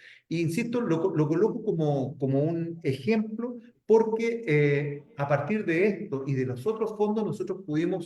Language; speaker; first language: Spanish; native; Spanish